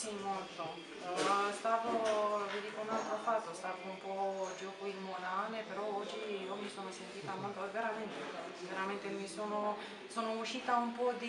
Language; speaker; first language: Italian; non-native, fluent; Romanian